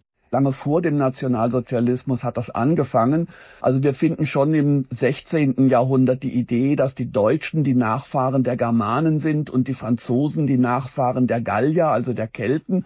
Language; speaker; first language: German; native; German